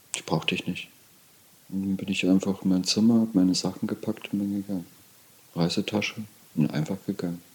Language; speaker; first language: German; native; German